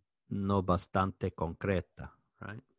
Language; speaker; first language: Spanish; non-native, learner; English